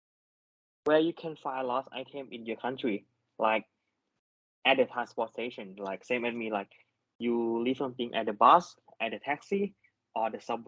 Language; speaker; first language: English; non-native, learner; Thai